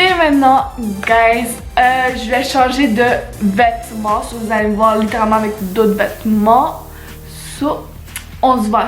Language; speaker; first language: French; early bilingual, other home language; Spanish